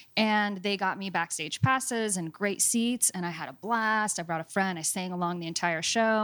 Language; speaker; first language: English; native; English